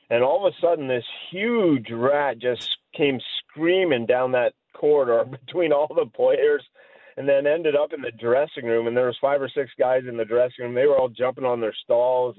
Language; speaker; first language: English; native; English